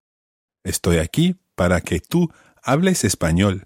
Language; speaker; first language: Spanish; non-native, fluent; English